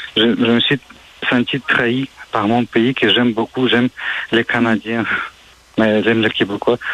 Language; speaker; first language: French; non-native, fluent; Ukrainian